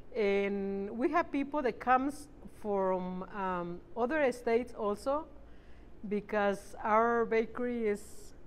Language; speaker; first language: English; non-native, fluent; Spanish